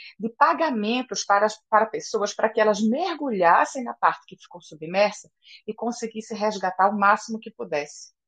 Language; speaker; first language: Portuguese; native; Portuguese